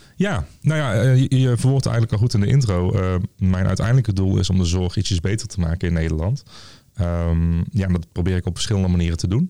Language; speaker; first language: Dutch; native; Dutch